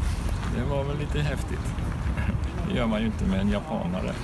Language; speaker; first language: Swedish; native; Swedish